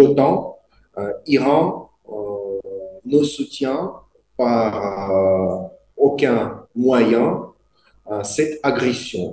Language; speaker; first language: French; non-native, fluent; Russian